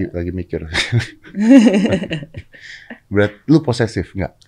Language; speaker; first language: Indonesian; native; Indonesian